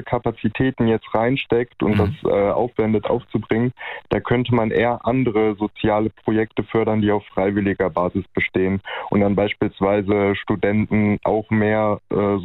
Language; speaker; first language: German; native; German